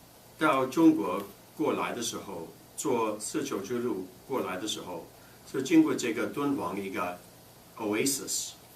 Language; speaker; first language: Chinese; non-native, fluent; English